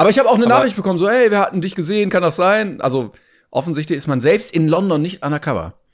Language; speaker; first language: German; native; German